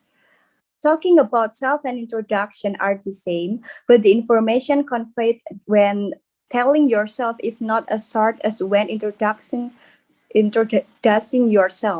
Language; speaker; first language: English; non-native, learner; Indonesian